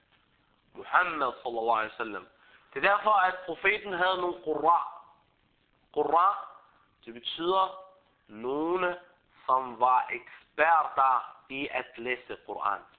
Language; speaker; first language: Danish; early bilingual, other home language; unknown